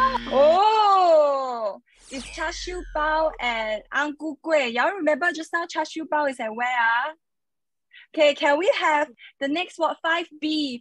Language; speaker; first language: English; native; English